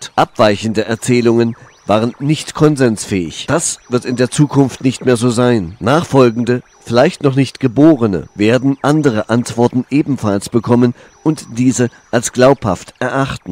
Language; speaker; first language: German; native; German